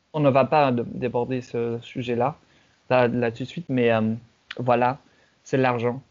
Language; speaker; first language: French; non-native, fluent; English